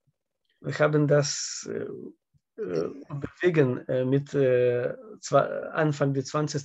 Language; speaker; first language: German; non-native, learner; Russian